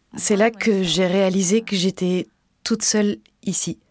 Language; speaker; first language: French; non-native, fluent; Ukrainian